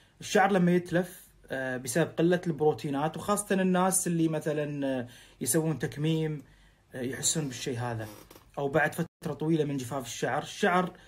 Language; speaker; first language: Arabic; native; Arabic